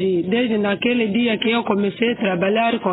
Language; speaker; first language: Portuguese; non-native, learner; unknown